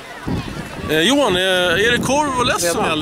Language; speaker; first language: Swedish; native; Swedish